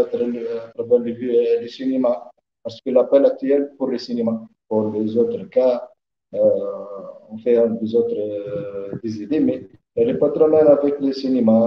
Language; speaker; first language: French; non-native, learner; Arabic